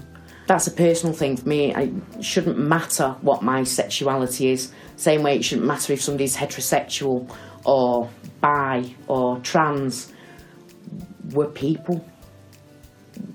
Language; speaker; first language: English; native; English